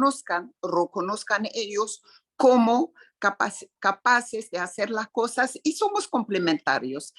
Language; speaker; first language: Spanish; non-native, fluent; Arabic